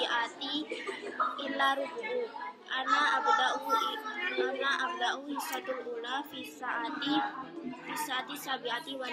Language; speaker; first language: Arabic; non-native, learner; Indonesian